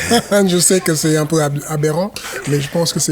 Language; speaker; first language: French; non-native, fluent; English